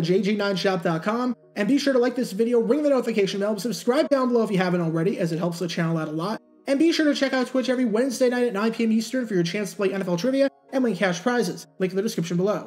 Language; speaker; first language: English; native; English